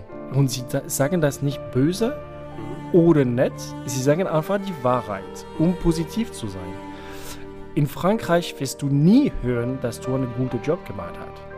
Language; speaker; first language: German; non-native, fluent; French